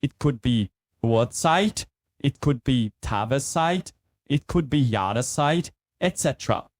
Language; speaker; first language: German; non-native, fluent; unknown